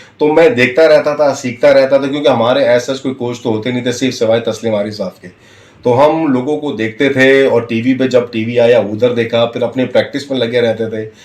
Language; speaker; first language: Urdu; native; Urdu